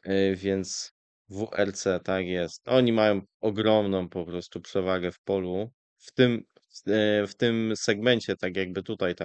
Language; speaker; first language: Polish; native; Polish